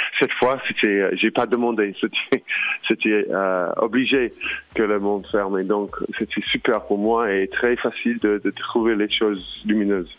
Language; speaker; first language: French; non-native, learner; English